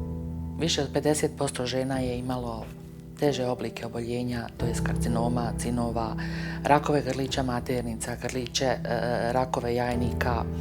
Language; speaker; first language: Bosnian; native; Bosnian